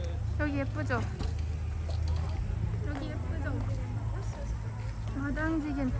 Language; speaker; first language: Korean; non-native, learner; Kazakh